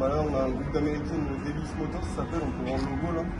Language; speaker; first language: French; native; French